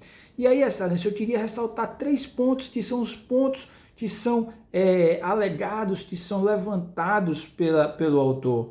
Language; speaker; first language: Portuguese; native; Portuguese